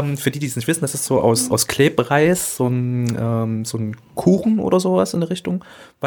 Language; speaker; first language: German; early bilingual, other home language; Vietnamese